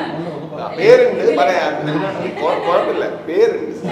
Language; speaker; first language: Malayalam; non-native, learner; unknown